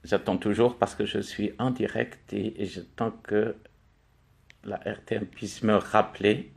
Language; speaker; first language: French; non-native, local second language; Arabic